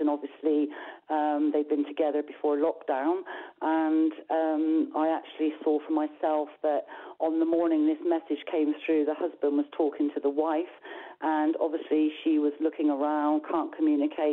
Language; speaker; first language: English; native; English